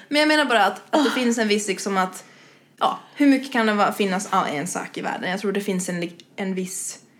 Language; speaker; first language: Swedish; native; Swedish